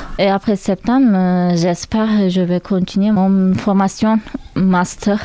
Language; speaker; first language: French; non-native, learner; Turkish